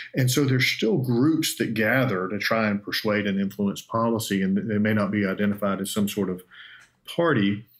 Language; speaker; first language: English; native; English